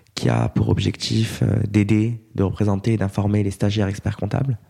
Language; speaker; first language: French; native; French